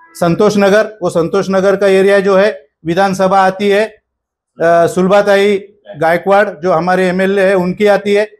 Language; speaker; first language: Hindi; non-native, local second language; Marathi